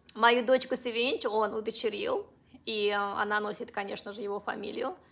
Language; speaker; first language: Russian; non-native, local second language; Uzbek